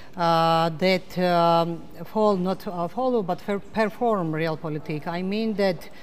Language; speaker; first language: English; non-native, fluent; Georgian